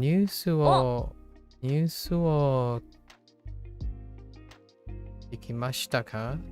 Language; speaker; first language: Japanese; non-native, learner; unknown